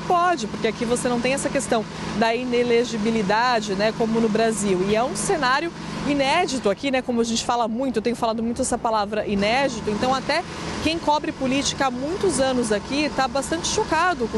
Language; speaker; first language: Portuguese; native; Portuguese